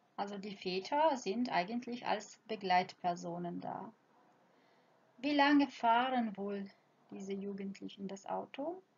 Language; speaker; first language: German; non-native, fluent; Croatian